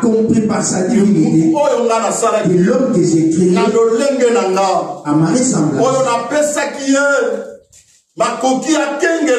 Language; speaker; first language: French; non-native, local second language; Lingala